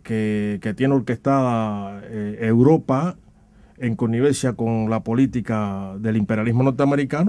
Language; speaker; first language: Spanish; native; Spanish